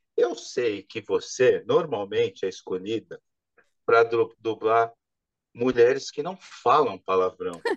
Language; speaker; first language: Portuguese; native; Portuguese